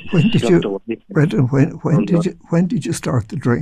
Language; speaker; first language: English; native; English